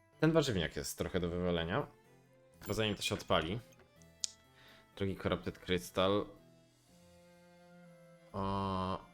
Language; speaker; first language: Polish; native; Polish